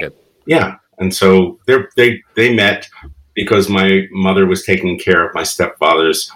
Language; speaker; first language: English; early bilingual, other home language; Spanish